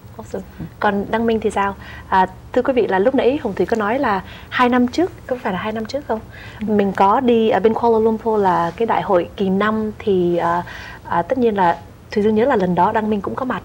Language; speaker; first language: Vietnamese; native; Vietnamese